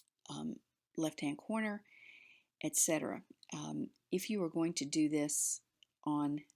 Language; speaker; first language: English; native; English